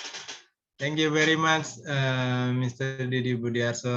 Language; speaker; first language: English; non-native, fluent; Indonesian